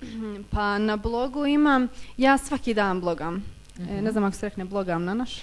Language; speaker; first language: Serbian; early bilingual, heritage; Bosnian